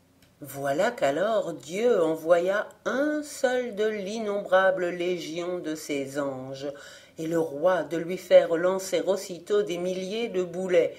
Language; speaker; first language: French; native; French